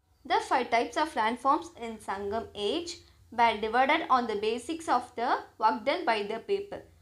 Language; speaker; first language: English; non-native, local second language; Tamil